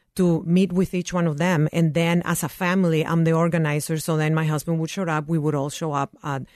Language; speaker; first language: English; non-native, fluent; Spanish